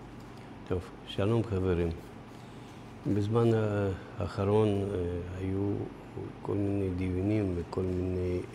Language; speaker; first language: Hebrew; non-native, fluent; Russian